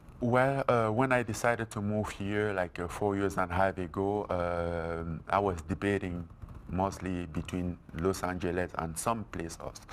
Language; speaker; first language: English; non-native, fluent; French